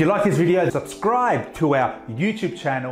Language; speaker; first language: English; native; English